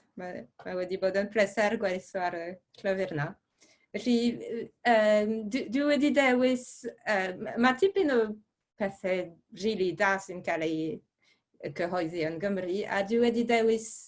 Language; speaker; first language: Welsh; non-native, fluent; French